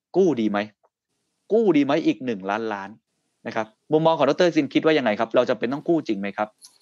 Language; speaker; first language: Thai; native; Thai